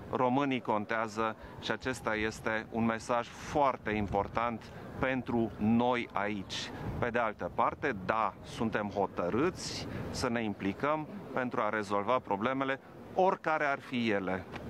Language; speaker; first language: Romanian; non-native, local second language; German